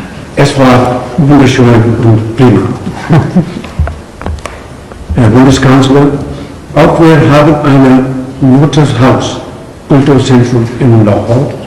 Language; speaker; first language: German; non-native, learner; Punjabi